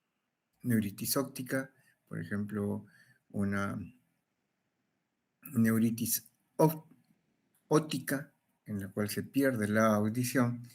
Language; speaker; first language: Spanish; native; Spanish